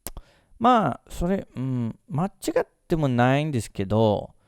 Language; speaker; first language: Japanese; non-native, fluent; English